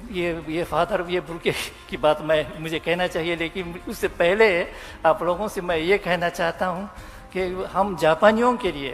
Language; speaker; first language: Hindi; non-native, fluent; Japanese